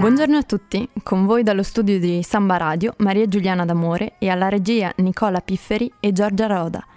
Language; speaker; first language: Italian; native; Italian